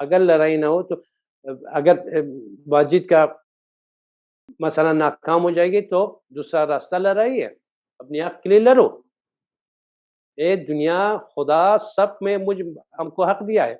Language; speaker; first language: Hindi; non-native, learner; Persian